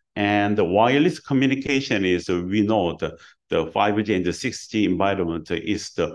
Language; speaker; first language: English; non-native, learner; Korean